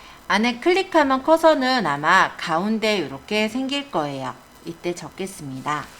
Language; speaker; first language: Korean; native; Korean